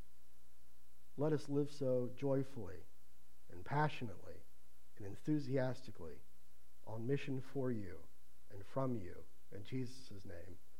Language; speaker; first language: English; native; English